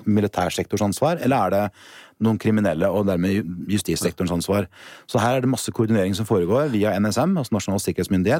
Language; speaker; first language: Norwegian; native; Norwegian